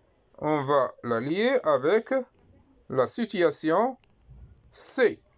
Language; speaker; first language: French; non-native, local second language; Arabic